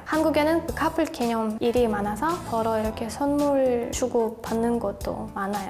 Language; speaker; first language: Korean; non-native, fluent; Russian